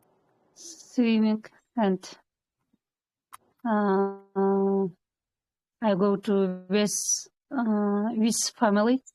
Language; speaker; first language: English; non-native, learner; Kyrgyz